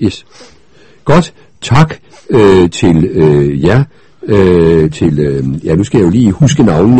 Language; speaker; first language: Danish; native; Danish